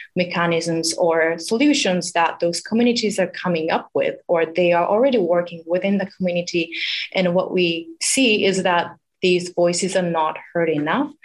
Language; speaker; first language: English; non-native, fluent; Japanese